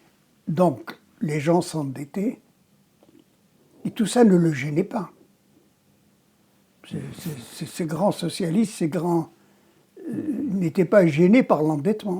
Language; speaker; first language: French; non-native, local second language; Arabic